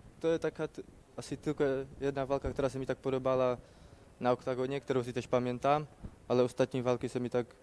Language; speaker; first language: Polish; non-native, learner; Czech